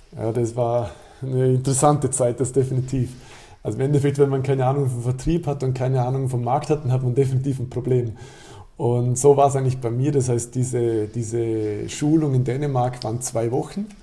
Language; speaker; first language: German; native; German